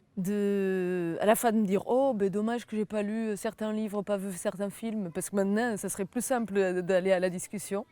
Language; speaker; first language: French; non-native, fluent; Portuguese